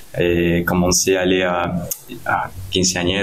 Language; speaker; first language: French; non-native, learner; Spanish